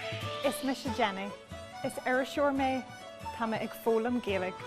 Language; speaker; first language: Irish; non-native, learner; English